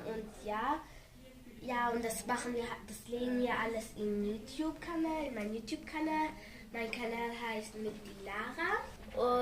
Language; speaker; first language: German; early bilingual, other home language; Arabic